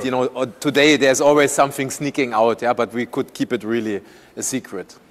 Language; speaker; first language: English; non-native, fluent; German